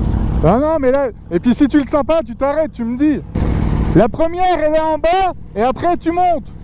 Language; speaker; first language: French; native; French